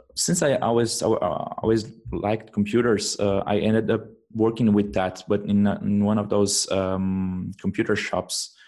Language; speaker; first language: English; non-native, fluent; Portuguese